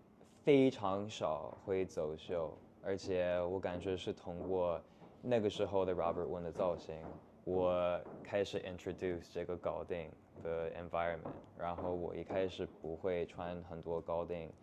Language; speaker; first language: Chinese; non-native, fluent; English